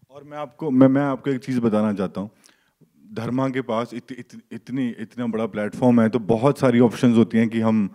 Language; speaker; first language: Hindi; native; Hindi